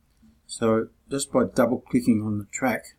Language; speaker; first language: English; native; English